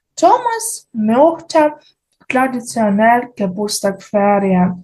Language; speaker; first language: German; non-native, fluent; Ukrainian